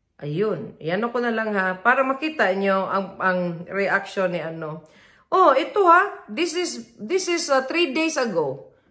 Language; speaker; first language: Filipino; non-native, local second language; Cebuano